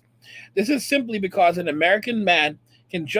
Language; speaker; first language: English; native; English